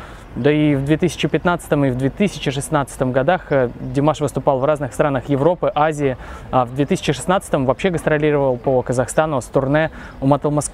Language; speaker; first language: Russian; native; Russian